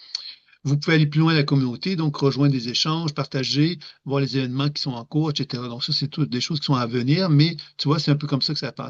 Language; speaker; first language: French; native; French